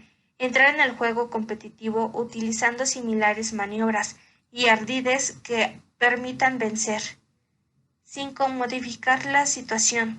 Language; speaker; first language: Spanish; native; Spanish